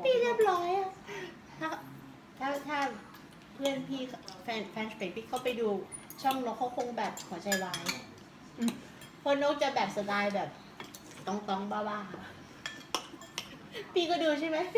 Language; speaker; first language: Thai; early bilingual, heritage; Thai